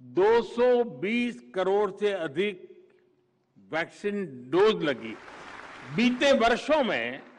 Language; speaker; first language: Hindi; non-native, local second language; Gujarati